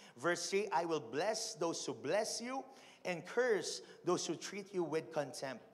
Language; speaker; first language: English; non-native, local second language; Filipino